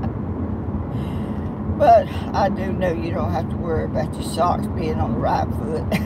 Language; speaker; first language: English; native; English